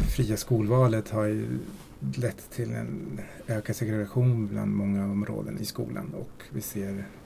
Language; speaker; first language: Swedish; early bilingual, other home language; Spanish